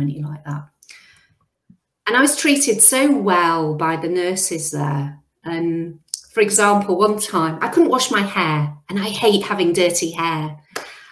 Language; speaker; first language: English; native; English